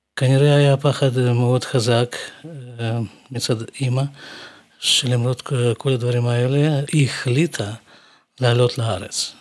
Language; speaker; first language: Hebrew; non-native, fluent; Russian